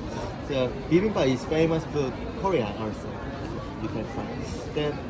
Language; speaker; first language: English; non-native, learner; Korean